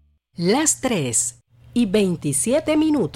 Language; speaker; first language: Spanish; native; Spanish